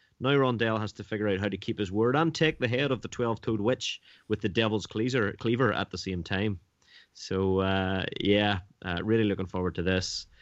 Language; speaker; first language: English; native; English